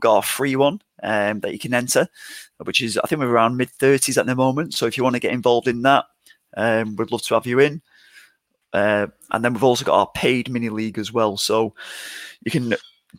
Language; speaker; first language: English; native; English